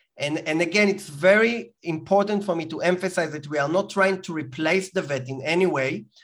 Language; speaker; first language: English; non-native, fluent; Hebrew